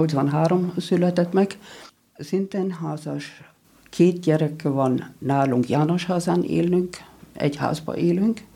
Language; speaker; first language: Hungarian; non-native, learner; German